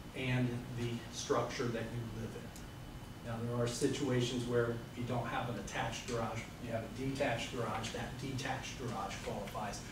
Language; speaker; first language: English; native; English